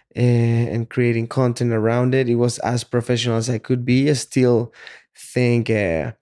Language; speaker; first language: English; non-native, fluent; Spanish